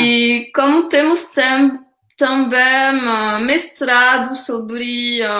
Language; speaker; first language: Portuguese; non-native, fluent; French